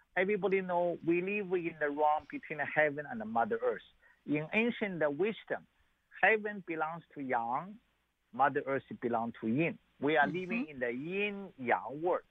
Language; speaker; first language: English; non-native, learner; Chinese